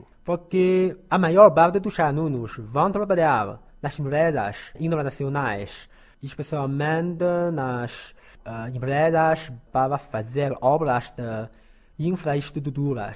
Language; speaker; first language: Portuguese; non-native, learner; Chinese